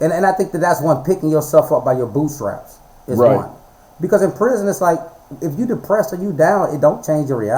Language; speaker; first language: English; native; English